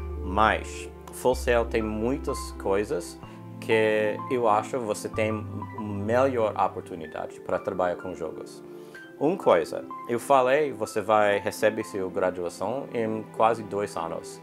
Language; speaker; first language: Portuguese; non-native, learner; English